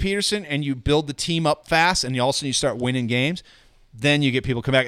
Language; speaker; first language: English; native; English